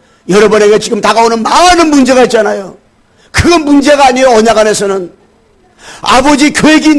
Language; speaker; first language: Korean; native; Korean